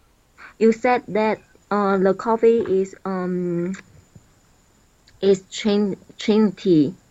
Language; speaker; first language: English; non-native, learner; Chinese